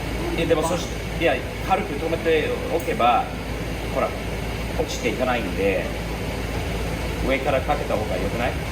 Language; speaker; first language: Japanese; non-native, fluent; English